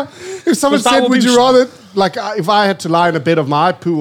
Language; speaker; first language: English; native; English